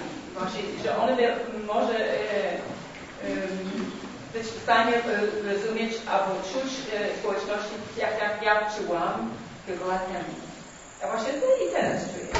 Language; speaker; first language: Polish; non-native, learner; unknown